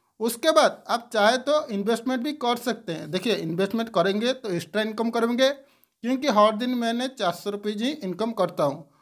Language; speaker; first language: Hindi; non-native, local second language; Bangla